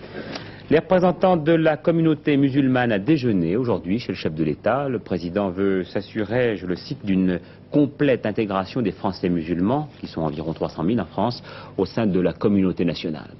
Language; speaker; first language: French; native; French